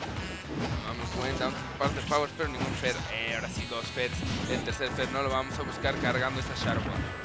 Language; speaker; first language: Spanish; native; Spanish